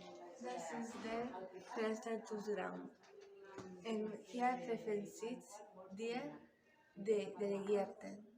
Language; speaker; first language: German; non-native, learner; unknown